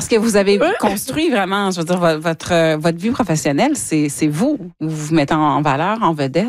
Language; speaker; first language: French; native; French